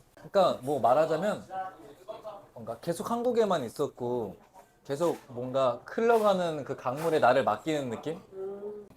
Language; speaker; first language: Korean; native; Korean